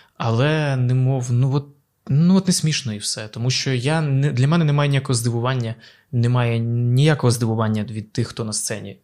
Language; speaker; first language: Ukrainian; native; Ukrainian